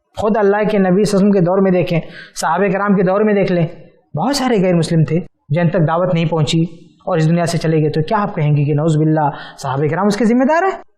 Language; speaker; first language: Urdu; native; Urdu